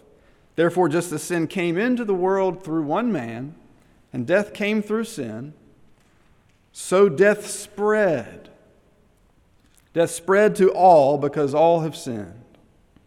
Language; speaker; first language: English; native; English